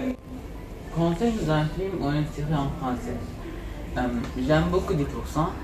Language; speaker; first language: French; non-native, fluent; Turkish